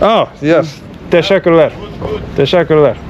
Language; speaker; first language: Turkish; non-native, learner; English